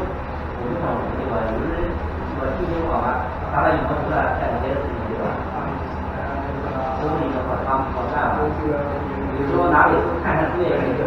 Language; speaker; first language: Chinese; native; Chinese